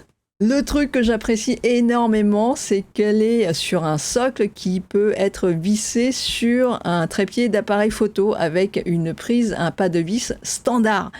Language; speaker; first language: French; native; French